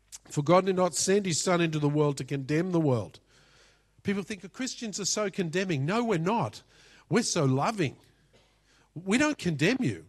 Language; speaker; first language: English; native; English